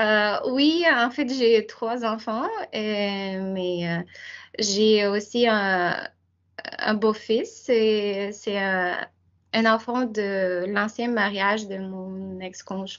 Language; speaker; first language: French; non-native, fluent; Ukrainian